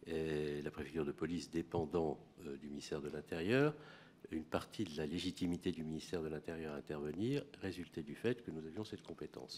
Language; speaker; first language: French; native; French